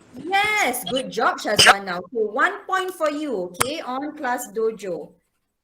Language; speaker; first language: English; non-native, local second language; Malay